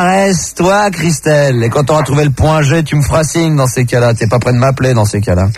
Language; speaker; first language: French; native; French